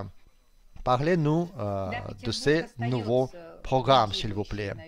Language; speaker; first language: French; non-native, fluent; Russian